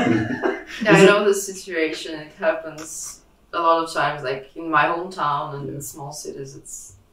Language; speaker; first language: English; non-native, fluent; Russian